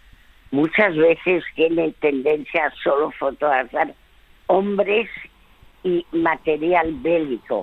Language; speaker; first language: Spanish; early bilingual, other home language; French